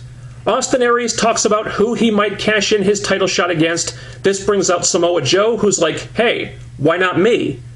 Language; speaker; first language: English; native; English